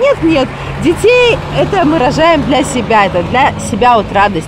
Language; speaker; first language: Russian; native; Russian